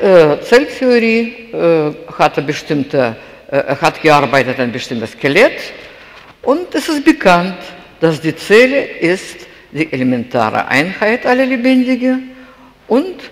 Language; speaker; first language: German; non-native, fluent; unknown